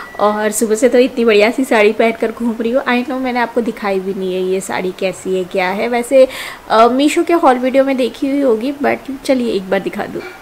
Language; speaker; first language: Hindi; non-native, local second language; Marathi